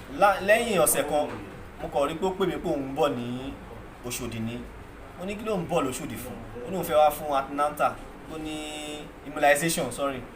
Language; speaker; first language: Yoruba; non-native, local second language; Igbo